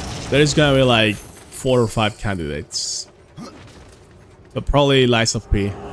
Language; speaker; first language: English; non-native, fluent; Spanish